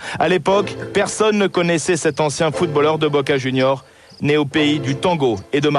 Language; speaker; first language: French; native; French